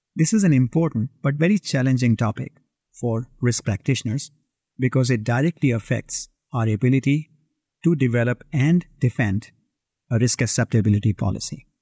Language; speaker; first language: English; non-native, local second language; Hindi